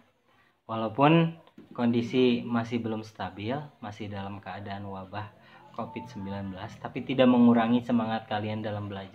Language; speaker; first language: Indonesian; native; Indonesian